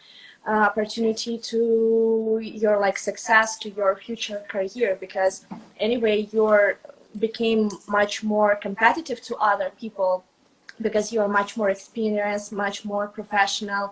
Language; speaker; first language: English; non-native, fluent; Russian